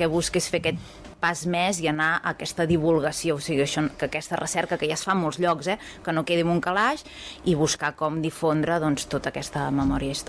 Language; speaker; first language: Catalan; native; Catalan